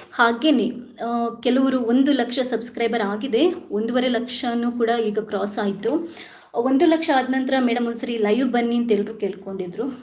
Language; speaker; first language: Kannada; non-native, local second language; Tulu